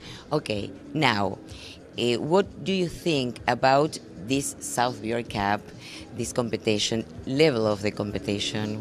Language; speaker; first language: English; non-native, learner; Spanish